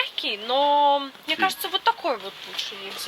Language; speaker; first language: Russian; native; Russian